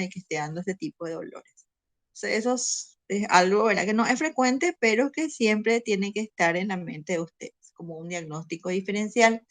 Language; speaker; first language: Spanish; native; Spanish